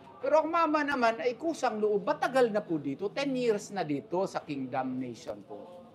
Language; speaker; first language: Filipino; non-native, local second language; Cebuano